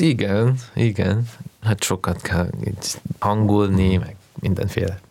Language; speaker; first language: Hungarian; early bilingual, heritage; Hungarian